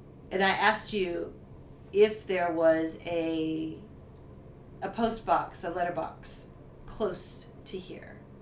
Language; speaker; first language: English; native; English